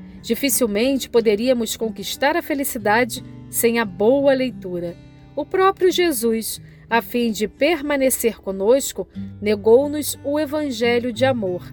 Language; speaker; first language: Portuguese; native; Portuguese